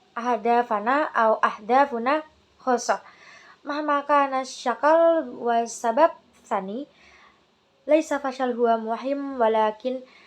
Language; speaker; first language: Arabic; non-native, learner; Indonesian